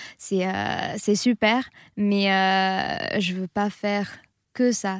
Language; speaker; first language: French; non-native, fluent; Italian